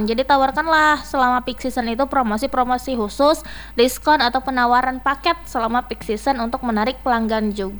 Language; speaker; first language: Indonesian; native; Indonesian